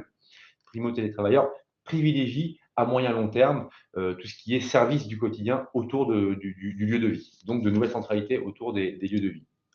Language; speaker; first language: French; native; French